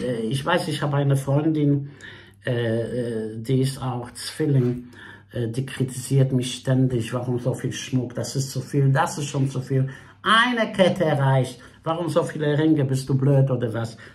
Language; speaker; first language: German; non-native, fluent; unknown